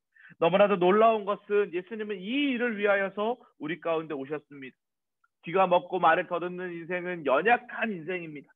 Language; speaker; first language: Korean; native; Korean